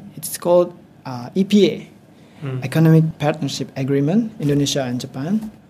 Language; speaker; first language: English; non-native, learner; Indonesian